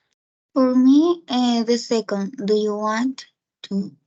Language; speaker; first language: English; non-native, learner; Spanish